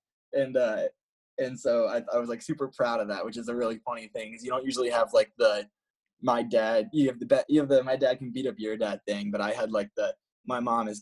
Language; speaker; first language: English; native; English